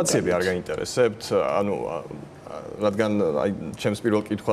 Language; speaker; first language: Georgian; native; Georgian